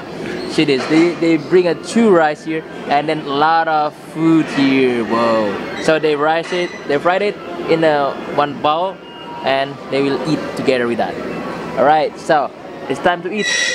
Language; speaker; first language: English; non-native, learner; Indonesian